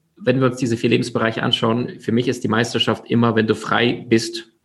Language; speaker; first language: German; early bilingual, other home language; Russian